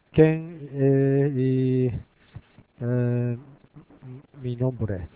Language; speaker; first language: Spanish; non-native, learner; Japanese